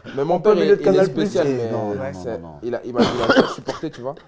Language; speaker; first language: French; native; French